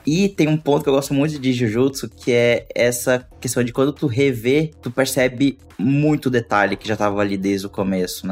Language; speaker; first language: Portuguese; native; Portuguese